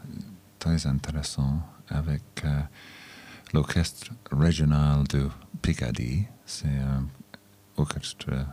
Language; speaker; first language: French; non-native, learner; English